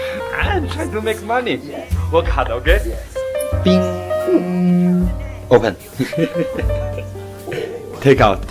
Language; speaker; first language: English; non-native, learner; Chinese